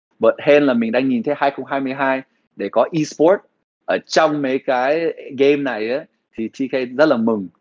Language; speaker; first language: Vietnamese; early bilingual, heritage; Vietnamese